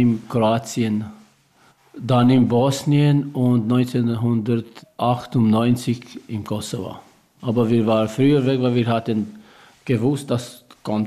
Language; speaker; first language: German; non-native, learner; Albanian